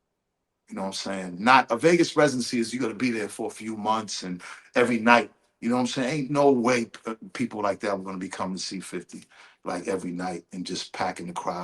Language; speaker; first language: English; native; English